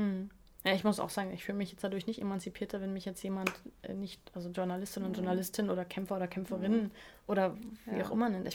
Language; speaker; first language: German; native; German